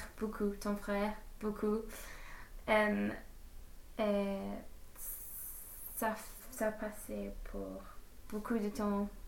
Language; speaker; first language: French; non-native, learner; English